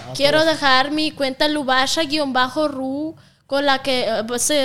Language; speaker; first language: Spanish; non-native, fluent; Russian